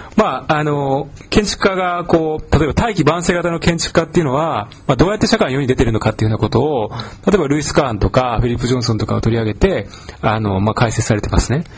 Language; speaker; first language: Japanese; native; Japanese